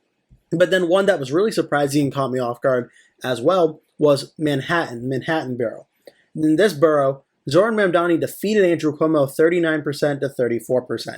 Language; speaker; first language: English; native; English